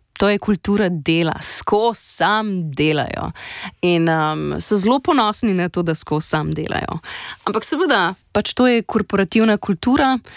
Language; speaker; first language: Slovenian; native; Slovenian